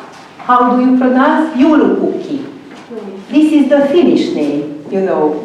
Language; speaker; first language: English; non-native, fluent; Hungarian